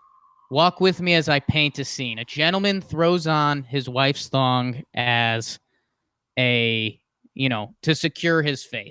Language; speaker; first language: English; native; English